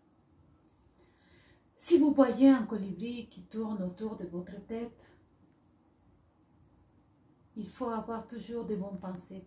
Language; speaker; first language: French; non-native, fluent; Spanish